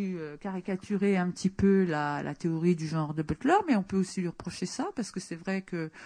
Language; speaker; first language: French; native; French